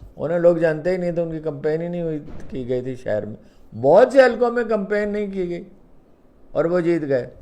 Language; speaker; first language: Urdu; native; Urdu